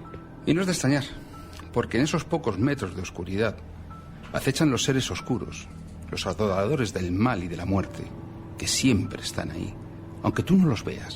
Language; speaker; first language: Spanish; native; Spanish